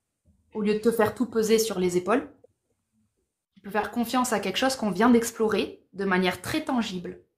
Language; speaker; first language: French; native; French